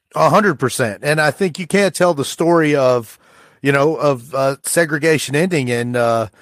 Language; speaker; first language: English; native; English